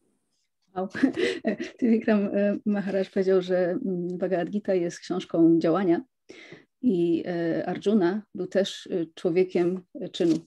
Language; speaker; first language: Polish; native; Polish